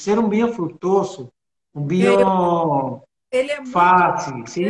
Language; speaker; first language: Portuguese; non-native, learner; Spanish